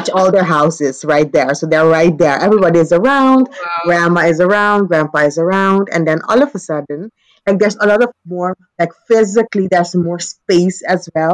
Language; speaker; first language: English; non-native, fluent; Papiamento